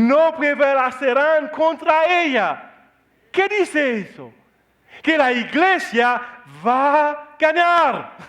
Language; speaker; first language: Spanish; non-native, learner; Haitian Creole